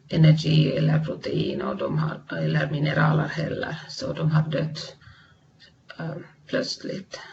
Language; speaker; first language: Swedish; non-native, fluent; Finnish